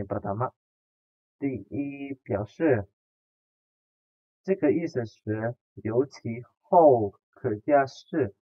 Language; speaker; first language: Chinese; non-native, fluent; Indonesian